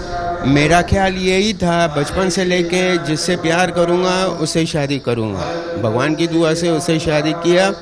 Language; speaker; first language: Hindi; non-native, local second language; Sindhi